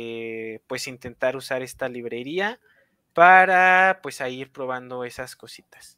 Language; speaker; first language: Spanish; native; Spanish